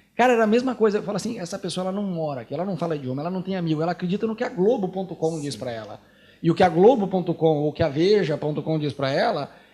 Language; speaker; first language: Portuguese; native; Portuguese